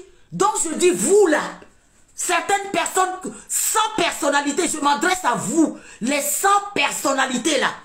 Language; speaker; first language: French; native; French